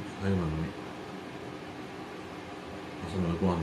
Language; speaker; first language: Japanese; native; Japanese